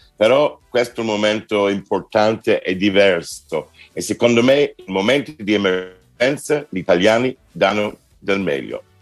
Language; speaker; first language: Italian; non-native, fluent; English